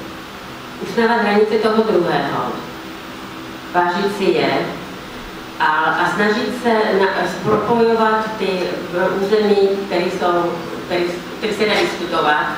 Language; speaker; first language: Czech; non-native, fluent; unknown